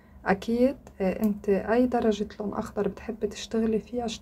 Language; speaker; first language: Arabic; native; Arabic